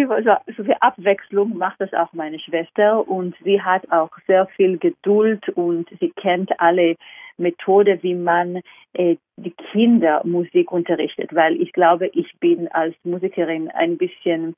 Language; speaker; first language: German; non-native, fluent; Hebrew